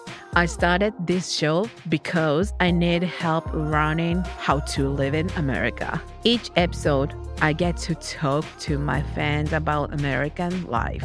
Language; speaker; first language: English; non-native, learner; Japanese